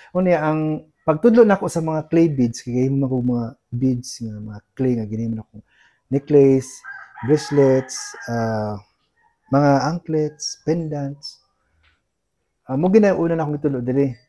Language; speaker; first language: Cebuano; non-native, local second language; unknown